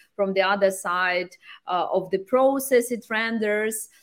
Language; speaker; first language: English; non-native, fluent; Ukrainian